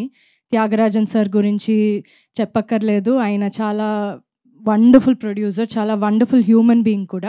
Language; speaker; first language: Telugu; non-native, fluent; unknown